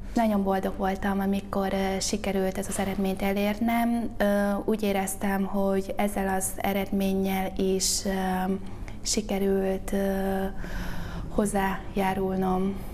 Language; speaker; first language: Hungarian; early bilingual, other home language; Vietnamese